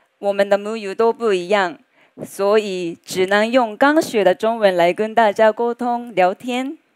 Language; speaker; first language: Chinese; non-native, fluent; Japanese